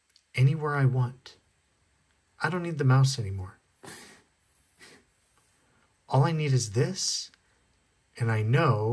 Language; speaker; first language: English; native; English